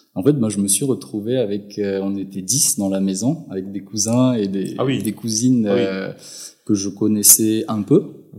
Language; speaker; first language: French; non-native, local second language; Malagasy